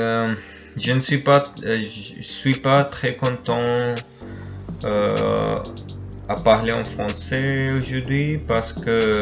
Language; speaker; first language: French; non-native, learner; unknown